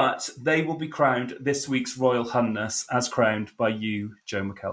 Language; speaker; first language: English; native; English